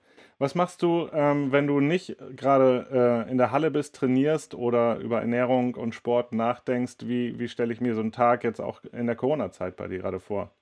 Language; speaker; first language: German; native; German